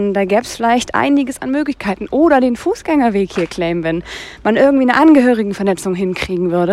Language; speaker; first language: German; native; German